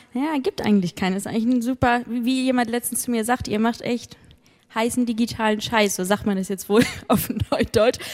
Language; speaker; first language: German; native; German